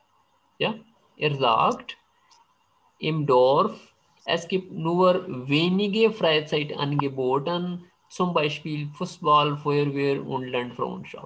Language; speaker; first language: German; non-native, fluent; Urdu